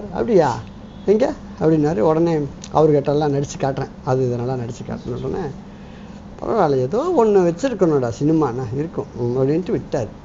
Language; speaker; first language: Tamil; native; Tamil